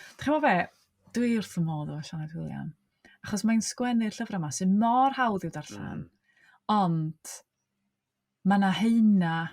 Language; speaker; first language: Welsh; native; Welsh